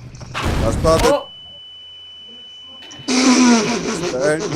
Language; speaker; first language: Swedish; non-native, learner; Faroese